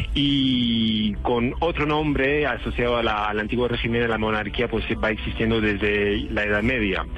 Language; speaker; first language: Spanish; non-native, fluent; French